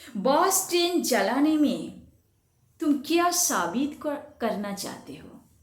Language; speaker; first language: Hindi; non-native, local second language; Bangla